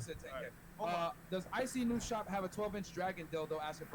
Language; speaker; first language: English; native; English